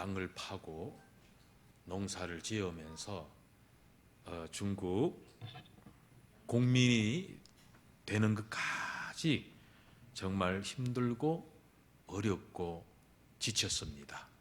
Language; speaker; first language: Korean; early bilingual, heritage; Korean